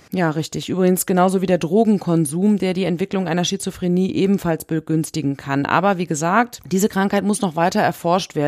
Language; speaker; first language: German; native; German